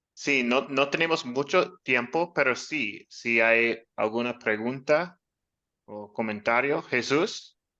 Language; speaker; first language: Spanish; non-native, fluent; English